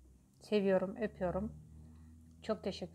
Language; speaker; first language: Turkish; non-native, learner; Russian